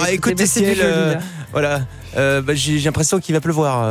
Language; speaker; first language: French; native; French